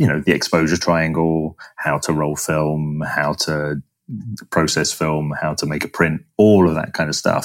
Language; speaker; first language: English; native; English